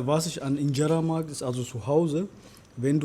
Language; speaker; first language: German; non-native, fluent; Amharic